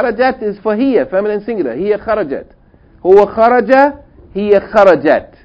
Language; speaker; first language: Arabic; non-native, fluent; English